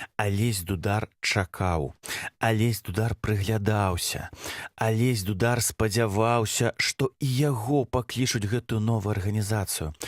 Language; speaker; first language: Belarusian; non-native, local second language; Russian